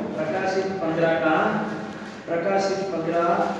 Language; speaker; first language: Hindi; non-native, local second language; Telugu